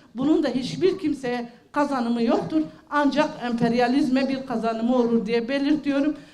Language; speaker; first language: Turkish; non-native, local second language; Kurdish